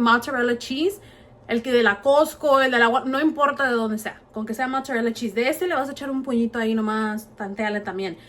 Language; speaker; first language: Spanish; early bilingual, other home language; English